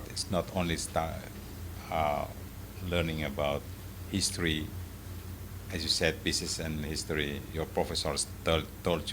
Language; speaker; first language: English; non-native, fluent; Indonesian